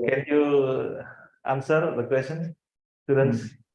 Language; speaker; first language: English; non-native, fluent; Indonesian